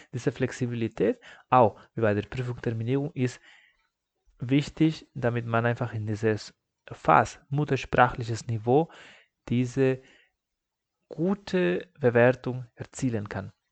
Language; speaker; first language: German; non-native, fluent; Spanish